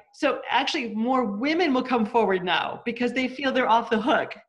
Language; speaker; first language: English; native; English